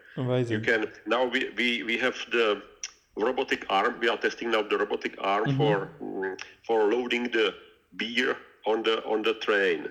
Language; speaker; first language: English; non-native, learner; Czech